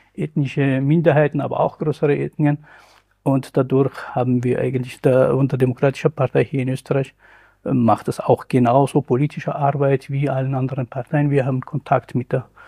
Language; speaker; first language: German; non-native, fluent; Kurdish